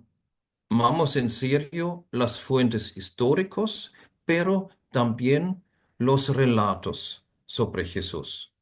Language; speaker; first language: Spanish; non-native, fluent; German